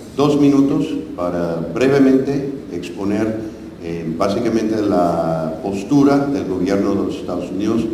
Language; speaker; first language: Spanish; non-native, fluent; English